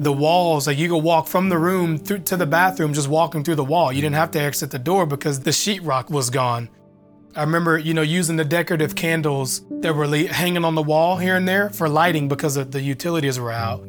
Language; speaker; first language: English; native; English